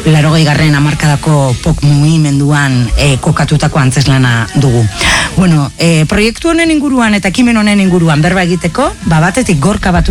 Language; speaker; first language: Basque; native; Basque